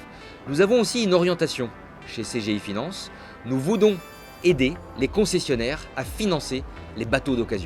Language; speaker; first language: French; native; French